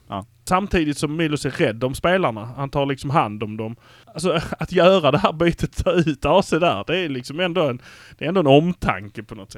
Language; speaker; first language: Swedish; native; Swedish